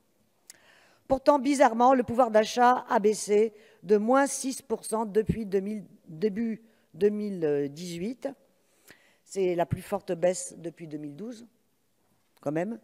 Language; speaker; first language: French; native; French